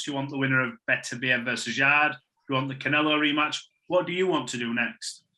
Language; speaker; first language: English; native; English